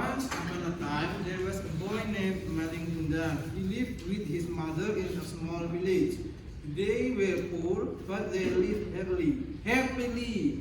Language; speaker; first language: English; non-native, learner; Indonesian